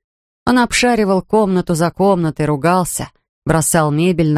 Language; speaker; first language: Russian; native; Russian